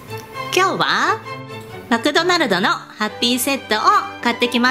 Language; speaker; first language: Japanese; native; Japanese